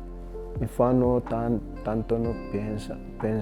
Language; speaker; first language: Italian; non-native, learner; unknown